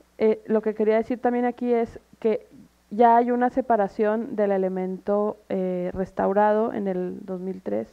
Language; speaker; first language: Spanish; native; Spanish